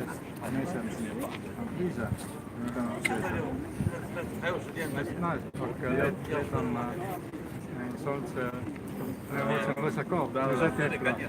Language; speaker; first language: Russian; non-native, learner; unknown